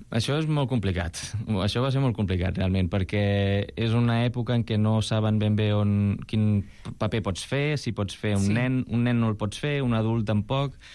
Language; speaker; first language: Catalan; non-native, local second language; Spanish